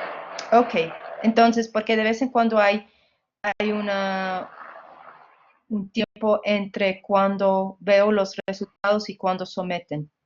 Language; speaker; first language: Spanish; non-native, fluent; English